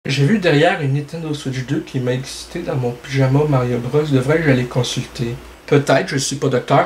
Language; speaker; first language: French; native; French